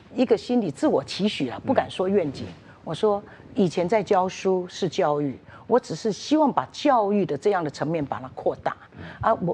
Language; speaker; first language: Chinese; native; Chinese